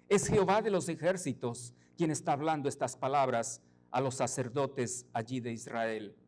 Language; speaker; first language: Spanish; native; Spanish